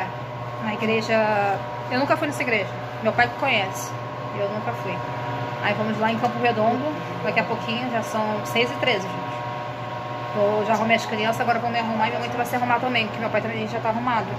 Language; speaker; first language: Portuguese; native; Portuguese